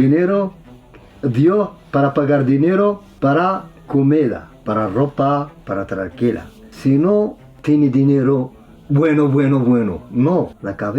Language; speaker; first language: Spanish; non-native, learner; Arabic